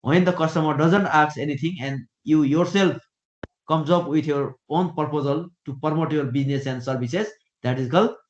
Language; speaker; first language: English; non-native, local second language; Nepali